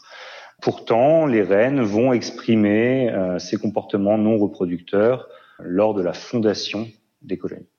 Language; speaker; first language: French; native; French